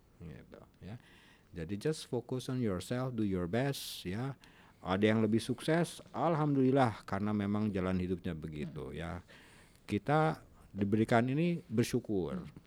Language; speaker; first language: Indonesian; native; Indonesian